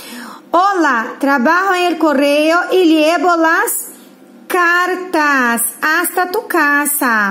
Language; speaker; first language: Spanish; non-native, fluent; Portuguese